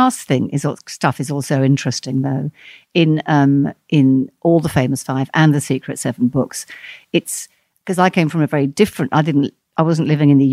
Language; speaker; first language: English; non-native, fluent; French